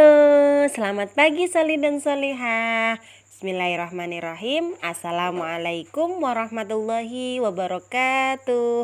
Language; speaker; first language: Indonesian; native; Indonesian